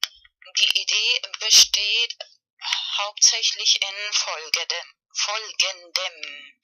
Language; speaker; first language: German; non-native, fluent; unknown